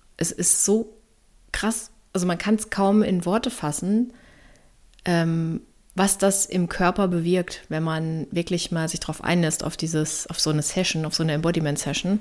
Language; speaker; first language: German; native; German